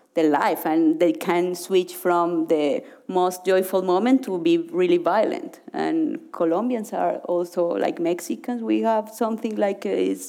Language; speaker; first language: English; non-native, learner; Spanish